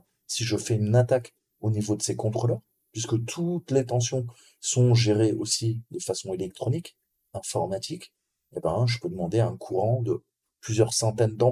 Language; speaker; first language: French; native; French